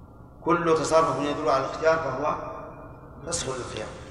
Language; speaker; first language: Arabic; native; Arabic